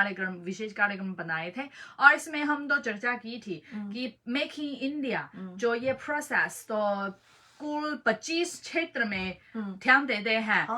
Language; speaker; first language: Hindi; non-native, fluent; Chinese